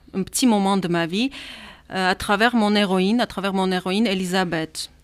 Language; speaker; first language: French; non-native, fluent; Armenian